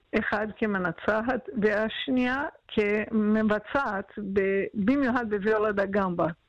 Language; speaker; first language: Hebrew; non-native, fluent; Portuguese